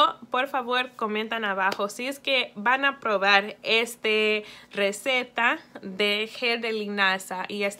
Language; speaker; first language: Spanish; early bilingual, heritage; Spanish